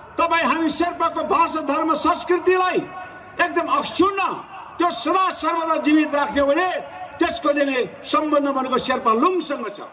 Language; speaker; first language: Nepali; non-native, local second language; Sherpa